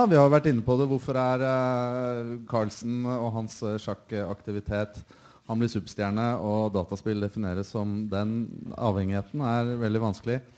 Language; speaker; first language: Norwegian; native; Norwegian